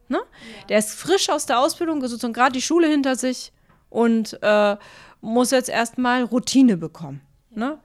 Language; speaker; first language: German; native; German